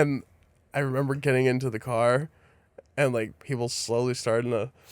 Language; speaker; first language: English; native; English